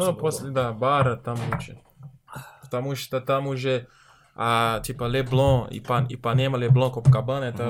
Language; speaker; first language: Russian; non-native, learner; Portuguese